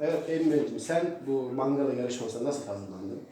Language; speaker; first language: Turkish; native; Turkish